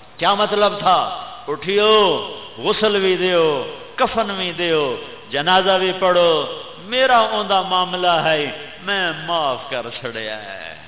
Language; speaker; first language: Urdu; non-native, local second language; Punjabi